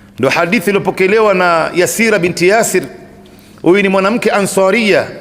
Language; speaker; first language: Swahili; native; Swahili